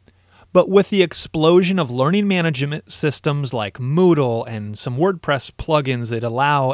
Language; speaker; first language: English; native; English